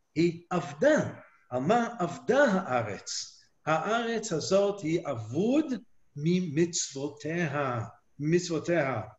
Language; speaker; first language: Hebrew; native; Hebrew